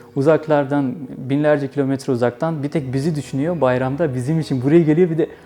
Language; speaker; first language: Turkish; non-native, fluent; Urdu